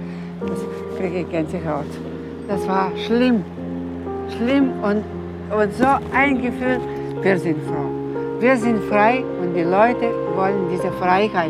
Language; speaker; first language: German; non-native, fluent; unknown